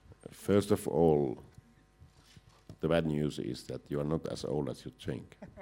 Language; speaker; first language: English; non-native, fluent; Finnish